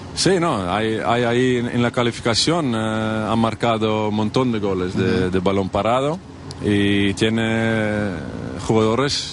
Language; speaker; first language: Spanish; non-native, fluent; Dutch